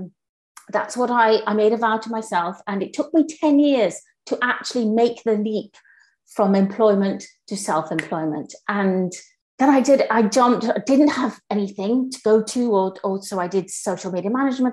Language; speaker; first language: English; native; English